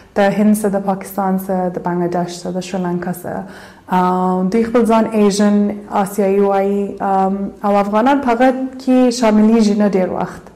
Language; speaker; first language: Pashto; early bilingual, heritage; Pashto